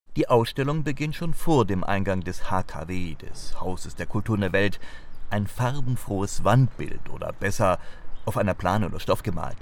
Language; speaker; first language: German; native; German